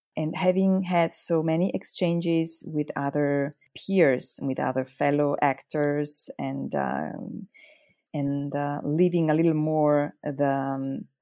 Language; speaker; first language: English; non-native, fluent; Italian